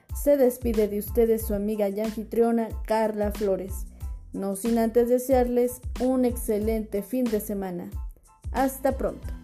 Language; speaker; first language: Spanish; native; Spanish